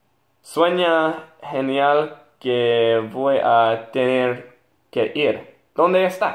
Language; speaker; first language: Spanish; non-native, learner; English